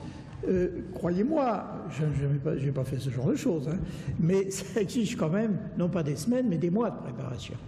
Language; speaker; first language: French; native; French